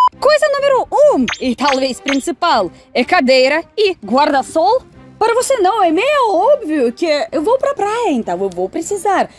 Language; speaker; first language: Portuguese; non-native, fluent; Russian